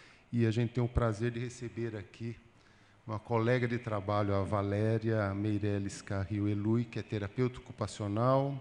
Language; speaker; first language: Portuguese; native; Portuguese